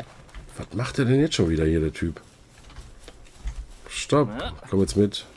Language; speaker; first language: German; native; German